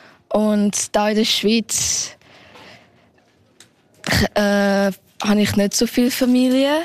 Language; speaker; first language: German; early bilingual, heritage; German